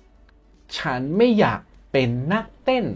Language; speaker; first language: Thai; non-native, fluent; Indonesian